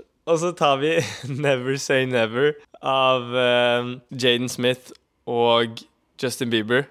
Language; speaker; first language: Norwegian; native; Norwegian